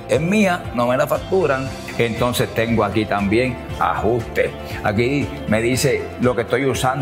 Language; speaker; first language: Spanish; native; Spanish